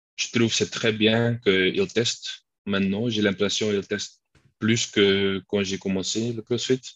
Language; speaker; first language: French; non-native, local second language; Dutch